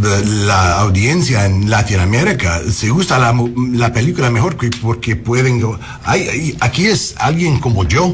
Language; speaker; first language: Spanish; non-native, learner; English